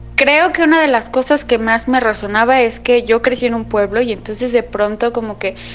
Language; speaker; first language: Spanish; native; Spanish